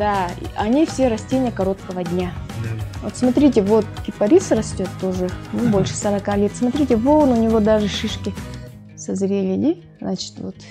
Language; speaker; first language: Russian; native; Russian